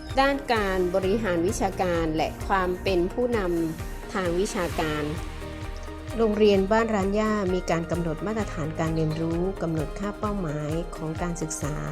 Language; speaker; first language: Thai; native; Thai